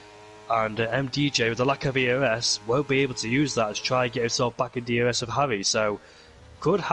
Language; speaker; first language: English; native; English